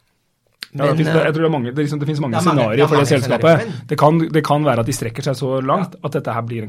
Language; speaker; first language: Norwegian; native; Norwegian